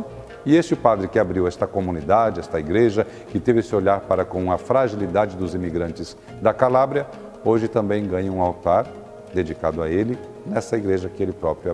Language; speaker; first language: Portuguese; native; Portuguese